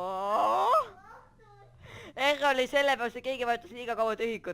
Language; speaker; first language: Estonian; native; Estonian